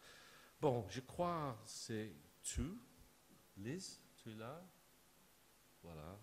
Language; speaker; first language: French; non-native, fluent; English